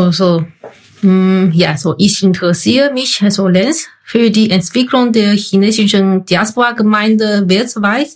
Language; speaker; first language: German; non-native, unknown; Chinese